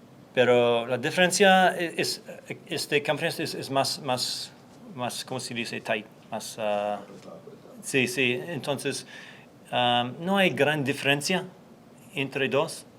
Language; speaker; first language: Spanish; non-native, learner; English